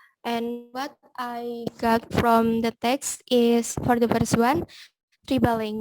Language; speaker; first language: English; non-native, learner; Indonesian